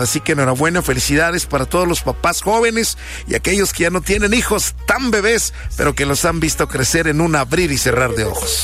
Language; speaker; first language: Spanish; native; Spanish